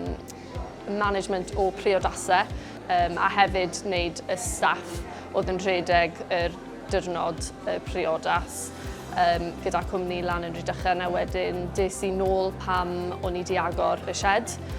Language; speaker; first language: Welsh; native; Welsh